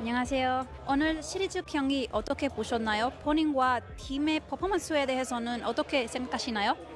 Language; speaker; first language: Korean; non-native, fluent; Spanish